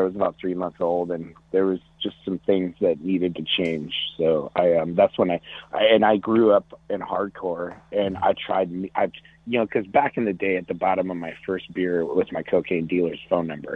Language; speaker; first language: English; native; English